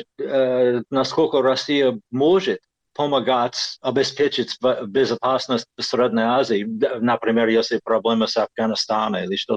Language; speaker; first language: Russian; non-native, fluent; English